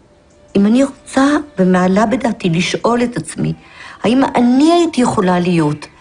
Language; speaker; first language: Hebrew; early bilingual, other home language; Polish